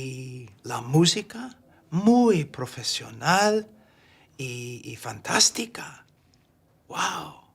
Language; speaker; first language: Spanish; non-native, fluent; English